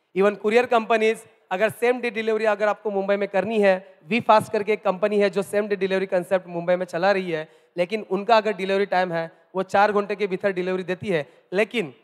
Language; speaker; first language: Hindi; non-native, local second language; Marathi